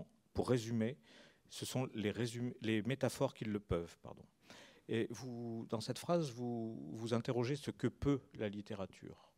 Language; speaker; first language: French; native; French